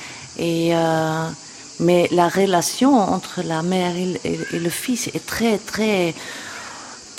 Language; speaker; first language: French; non-native, local second language; Dutch